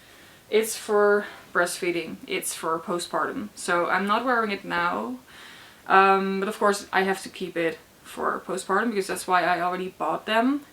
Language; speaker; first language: English; non-native, fluent; Dutch